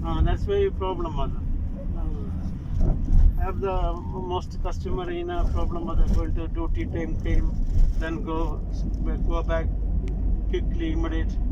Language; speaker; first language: English; non-native, learner; Malayalam